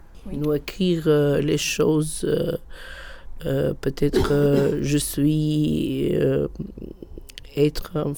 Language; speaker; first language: French; non-native, learner; Albanian